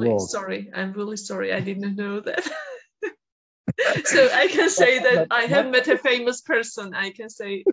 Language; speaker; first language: English; non-native, fluent; Georgian